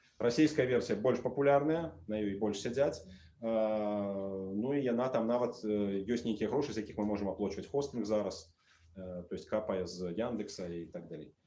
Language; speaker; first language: Belarusian; non-native, local second language; Russian